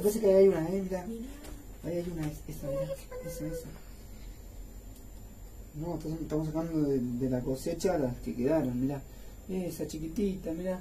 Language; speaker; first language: Spanish; native; Spanish